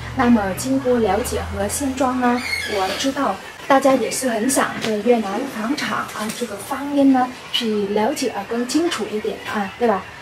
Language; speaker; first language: Chinese; non-native, fluent; Vietnamese